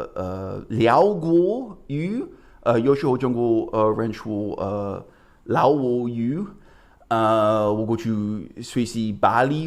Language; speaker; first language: Chinese; non-native, learner; English